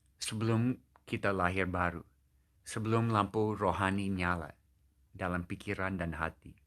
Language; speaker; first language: Indonesian; non-native, fluent; English